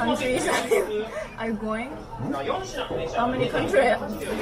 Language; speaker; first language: English; non-native, learner; Japanese